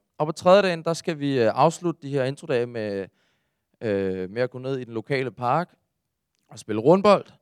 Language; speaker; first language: Danish; native; Danish